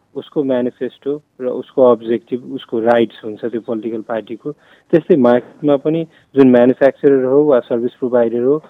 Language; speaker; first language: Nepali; non-native, local second language; Maithili